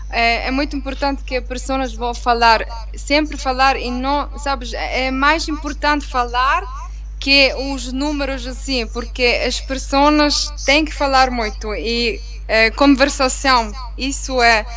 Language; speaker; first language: Portuguese; non-native, learner; Italian